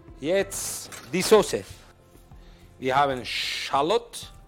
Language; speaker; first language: German; non-native, learner; Italian